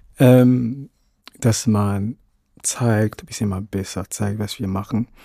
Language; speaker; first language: German; non-native, fluent; Ewe